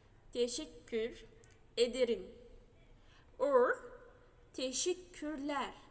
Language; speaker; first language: Turkish; non-native, fluent; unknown